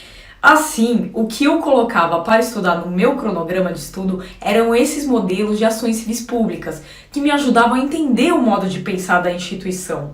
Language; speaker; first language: Portuguese; native; Portuguese